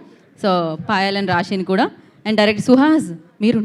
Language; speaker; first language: Telugu; native; Telugu